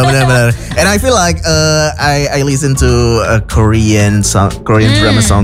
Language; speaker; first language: English; non-native, fluent; Indonesian